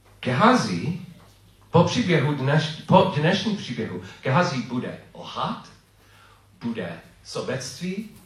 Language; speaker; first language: Czech; non-native, fluent; English